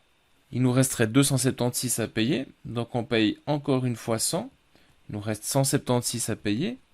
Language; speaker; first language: French; native; French